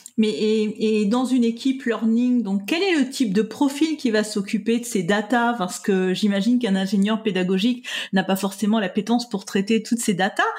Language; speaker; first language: French; native; French